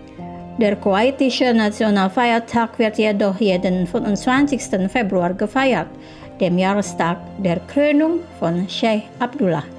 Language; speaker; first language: German; non-native, fluent; Indonesian